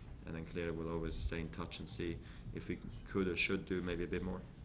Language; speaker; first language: English; non-native, fluent; Swiss German